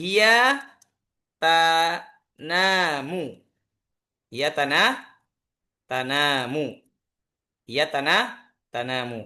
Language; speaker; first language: Arabic; non-native, fluent; Indonesian